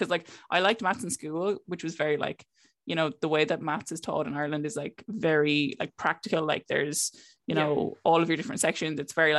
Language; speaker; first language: English; native; English